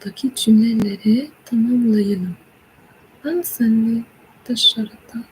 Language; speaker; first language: Turkish; non-native, learner; English